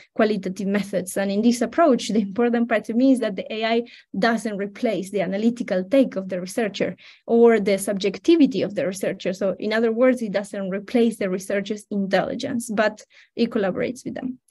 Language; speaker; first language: English; non-native, fluent; Spanish